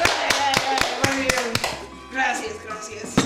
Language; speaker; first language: Spanish; non-native, learner; English